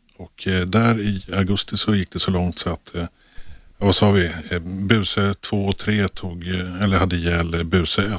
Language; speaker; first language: Swedish; native; Swedish